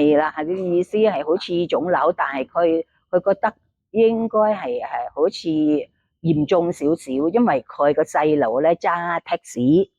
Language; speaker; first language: Cantonese; non-native, learner; Thai